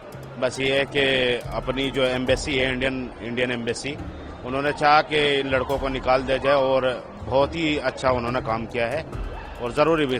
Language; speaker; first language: Hindi; native; Hindi